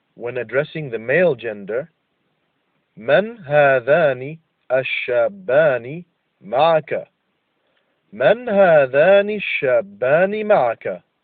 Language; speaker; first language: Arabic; non-native, fluent; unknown